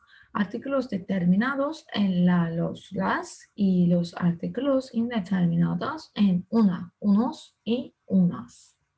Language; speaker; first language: Spanish; non-native, fluent; Turkish